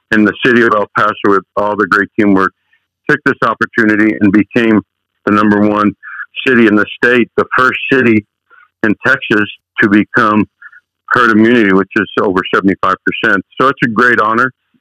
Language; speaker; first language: English; early bilingual, other home language; Spanish